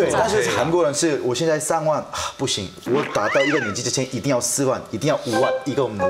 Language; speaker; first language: Chinese; non-native, fluent; Korean